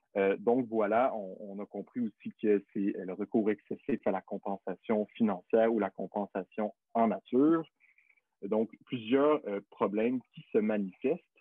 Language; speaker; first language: French; native; French